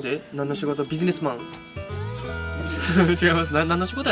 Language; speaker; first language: Japanese; native; Japanese